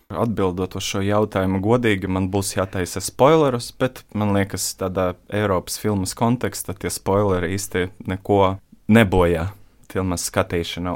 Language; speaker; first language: Latvian; non-native, local second language; Russian